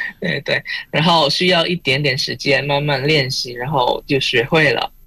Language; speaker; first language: Chinese; non-native, fluent; Indonesian